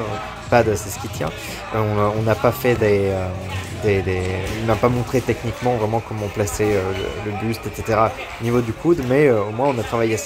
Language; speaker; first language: French; native; French